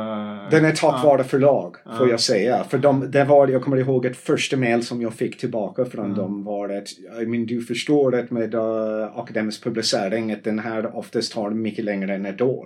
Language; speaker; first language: Swedish; non-native, fluent; English